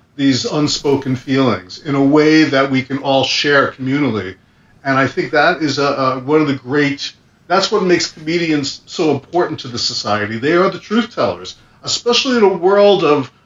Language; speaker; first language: English; native; English